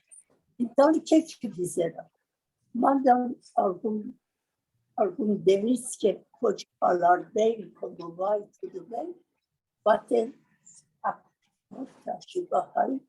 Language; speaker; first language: Portuguese; non-native, learner; Persian